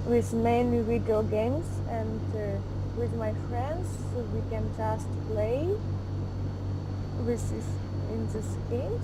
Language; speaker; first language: English; non-native, learner; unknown